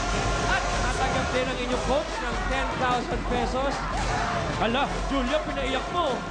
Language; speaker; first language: Filipino; native; Filipino